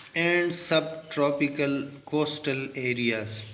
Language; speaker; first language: English; non-native, local second language; Urdu